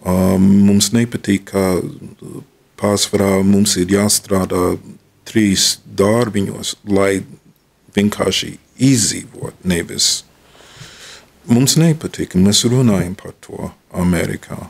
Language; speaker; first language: Latvian; non-native, fluent; English